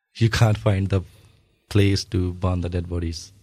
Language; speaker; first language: English; non-native, local second language; Punjabi